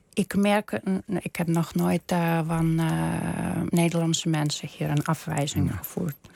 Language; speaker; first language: Dutch; non-native, fluent; Russian